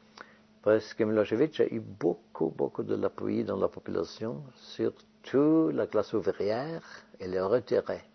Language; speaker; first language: French; non-native, fluent; Norwegian